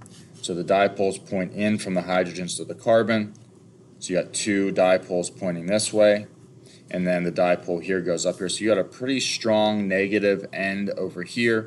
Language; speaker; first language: English; native; English